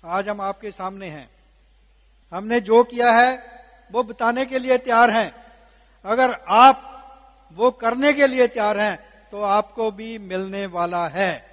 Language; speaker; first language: Hindi; non-native, local second language; Punjabi